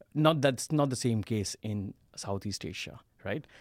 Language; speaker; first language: English; non-native, local second language; Hindi